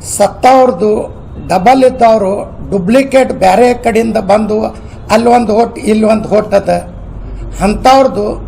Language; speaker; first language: Kannada; non-native, local second language; Urdu